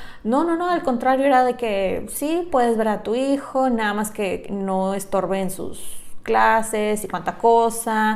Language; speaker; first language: Spanish; native; Spanish